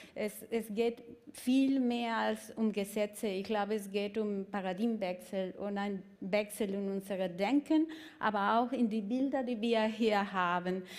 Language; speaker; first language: German; non-native, fluent; Spanish